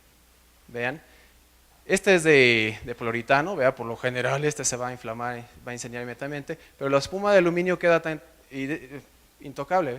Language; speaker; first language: Spanish; native; Spanish